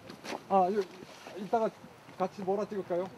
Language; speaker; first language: Korean; native; Korean